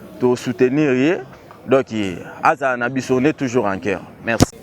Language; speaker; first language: Lingala; native; Lingala